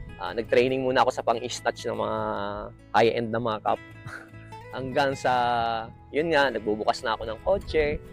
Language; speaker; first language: Filipino; native; Filipino